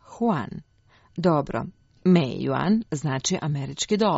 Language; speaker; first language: Croatian; native; Croatian